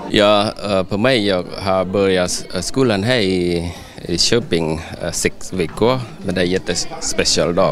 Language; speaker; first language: Swedish; non-native, learner; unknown